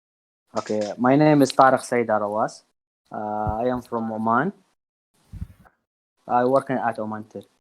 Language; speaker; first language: English; non-native, learner; Arabic